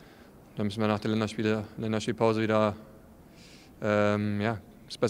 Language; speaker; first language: German; native; German